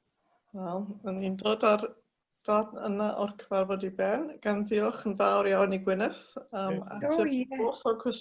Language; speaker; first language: Welsh; native; Welsh